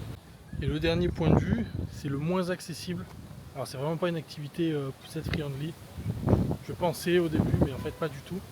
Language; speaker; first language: French; native; French